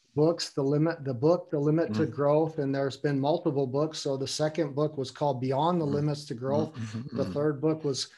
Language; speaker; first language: English; native; English